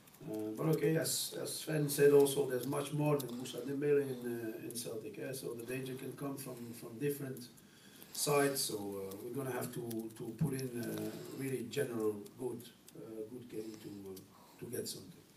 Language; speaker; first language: English; non-native, fluent; Dutch